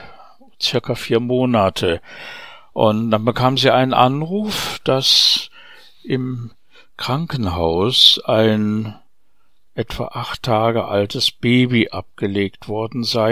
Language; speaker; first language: German; native; German